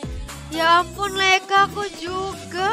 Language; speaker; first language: Indonesian; native; Indonesian